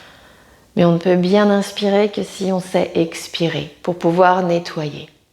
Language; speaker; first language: French; native; French